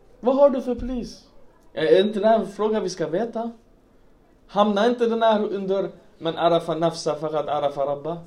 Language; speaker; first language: Swedish; non-native, local second language; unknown